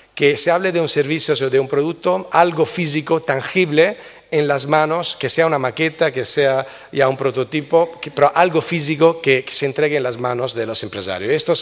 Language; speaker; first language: Spanish; non-native, fluent; Italian